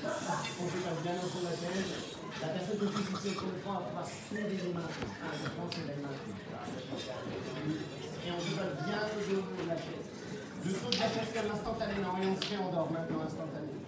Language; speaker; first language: French; native; French